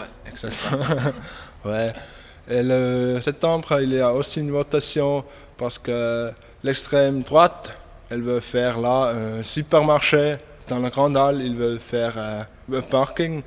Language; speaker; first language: French; non-native, local second language; German